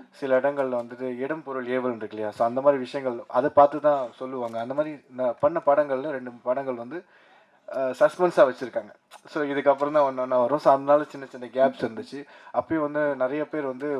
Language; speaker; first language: Tamil; early bilingual, heritage; Tamil